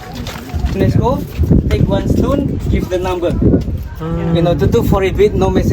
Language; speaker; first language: English; non-native, learner; Indonesian